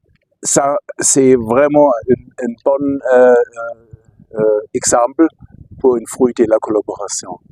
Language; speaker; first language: French; non-native, fluent; German